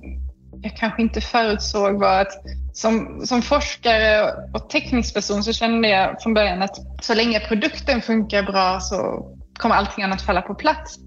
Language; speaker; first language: Swedish; native; Swedish